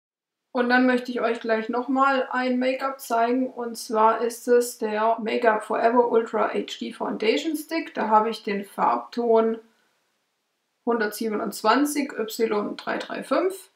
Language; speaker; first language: German; native; German